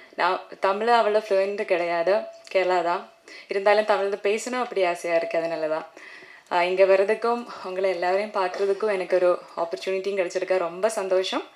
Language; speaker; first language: Tamil; non-native, learner; Malayalam